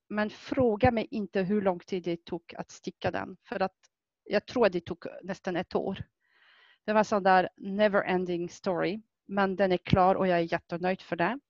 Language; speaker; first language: Swedish; non-native, fluent; French